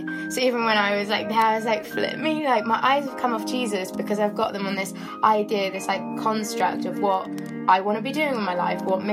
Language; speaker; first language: English; native; English